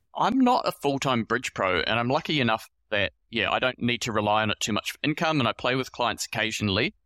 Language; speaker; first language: English; native; English